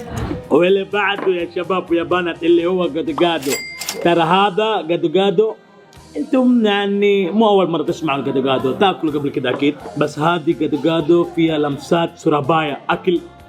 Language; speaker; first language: Arabic; native; Arabic